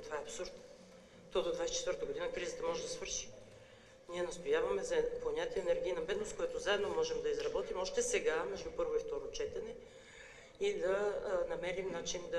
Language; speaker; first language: Bulgarian; native; Bulgarian